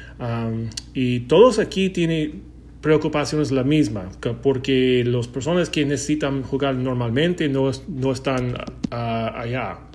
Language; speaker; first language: Spanish; non-native, learner; English